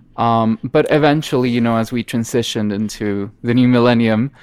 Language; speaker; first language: English; non-native, fluent; Spanish